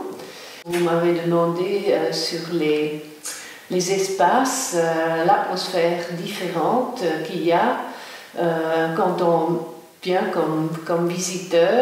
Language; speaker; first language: French; non-native, local second language; German